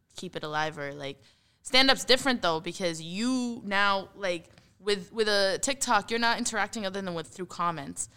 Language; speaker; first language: English; early bilingual, heritage; Arabic